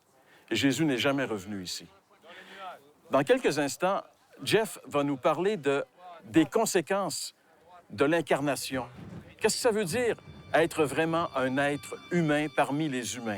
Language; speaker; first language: French; native; French